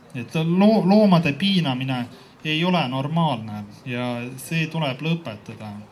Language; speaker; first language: Estonian; native; Estonian